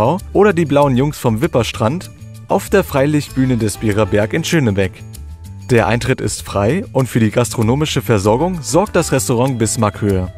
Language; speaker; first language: German; native; German